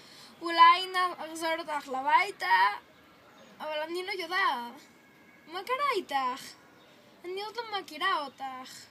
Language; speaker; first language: Hebrew; non-native, learner; Spanish